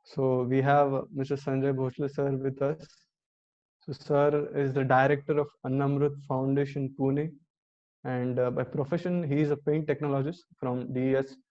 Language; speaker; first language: English; non-native, local second language; Marathi